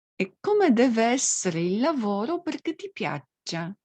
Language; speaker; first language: Italian; non-native, fluent; Polish